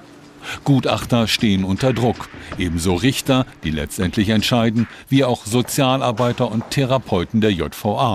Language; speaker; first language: German; native; German